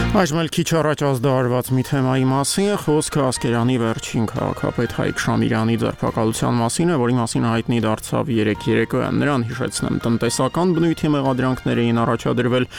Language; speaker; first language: Armenian; native; Armenian